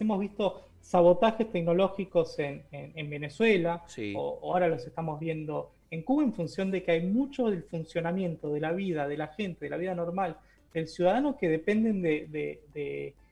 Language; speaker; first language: Spanish; native; Spanish